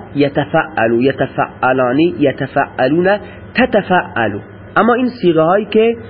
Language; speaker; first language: Persian; non-native, local second language; Baluchi